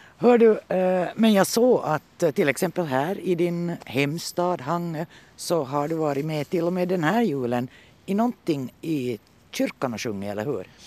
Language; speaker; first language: Swedish; native; Swedish